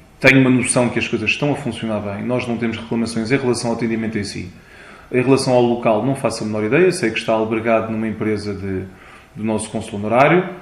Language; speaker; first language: Portuguese; early bilingual, heritage; Portuguese